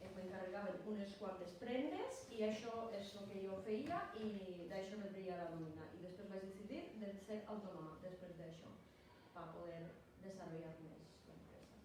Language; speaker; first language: Catalan; non-native, fluent; Polish